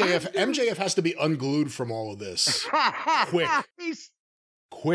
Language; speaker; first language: English; native; English